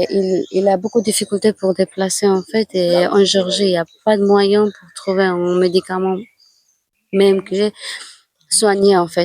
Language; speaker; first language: French; non-native, fluent; Georgian